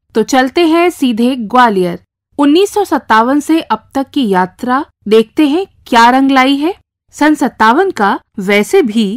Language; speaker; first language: Hindi; native; Hindi